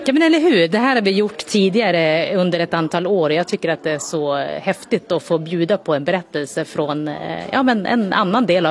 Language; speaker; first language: Swedish; native; Swedish